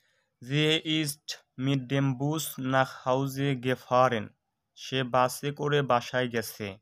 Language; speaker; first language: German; non-native, fluent; Bangla